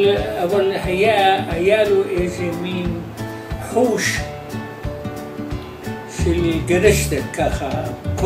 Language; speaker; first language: Hebrew; non-native, fluent; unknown